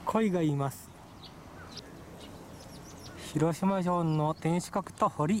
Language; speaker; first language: Japanese; native; Japanese